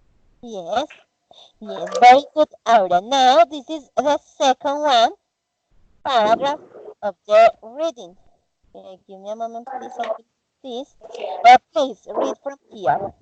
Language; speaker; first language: English; non-native, fluent; Spanish